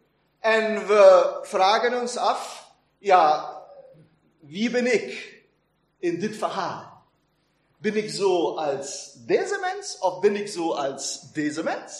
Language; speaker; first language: Dutch; non-native, fluent; German